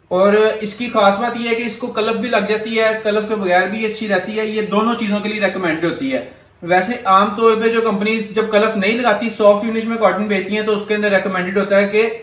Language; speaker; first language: Urdu; non-native, local second language; Punjabi